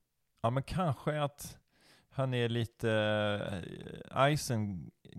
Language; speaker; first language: Swedish; native; Swedish